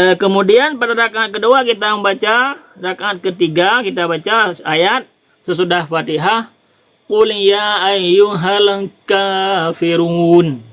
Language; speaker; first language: Malay; non-native, local second language; Achinese